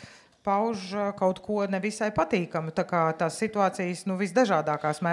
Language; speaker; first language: Latvian; native; Latvian